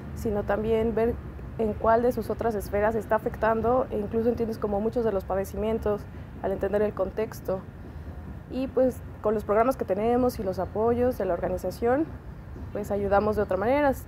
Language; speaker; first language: Spanish; native; Spanish